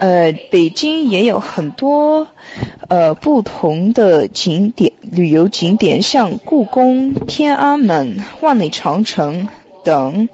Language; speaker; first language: Chinese; non-native, learner; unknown